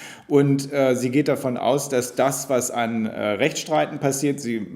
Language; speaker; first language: German; native; German